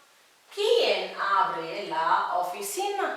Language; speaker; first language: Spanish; non-native, fluent; Tamil